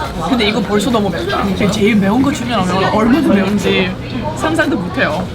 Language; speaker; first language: Korean; non-native, fluent; English